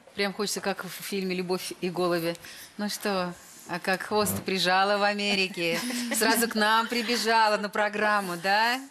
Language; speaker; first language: Russian; native; Russian